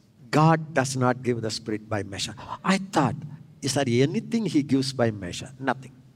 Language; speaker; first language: English; non-native, local second language; Tamil